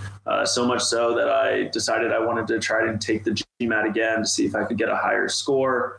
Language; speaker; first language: English; native; English